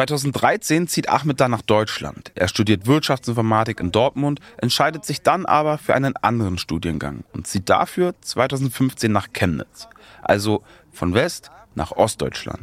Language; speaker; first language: German; native; German